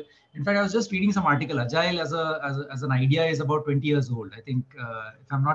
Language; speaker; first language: English; non-native, local second language; Marathi